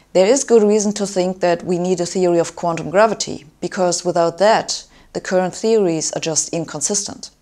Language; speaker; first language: English; non-native, fluent; German